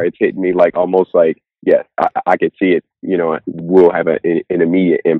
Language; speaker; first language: English; native; English